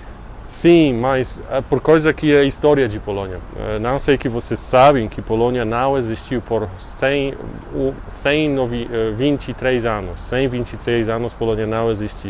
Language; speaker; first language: Portuguese; non-native, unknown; Polish